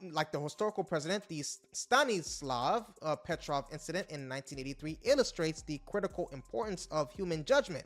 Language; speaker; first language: English; native; English